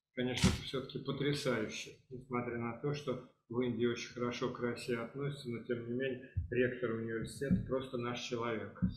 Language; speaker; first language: Russian; native; Russian